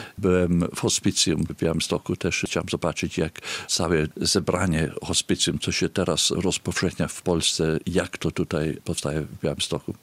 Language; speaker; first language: Polish; early bilingual, heritage; Polish